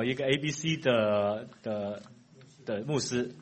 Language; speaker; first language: Chinese; non-native, fluent; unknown